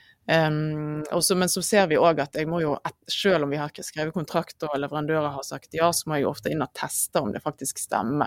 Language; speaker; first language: Norwegian; native; Norwegian